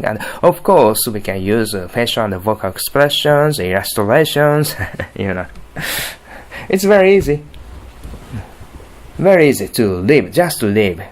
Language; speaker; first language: English; non-native, learner; Japanese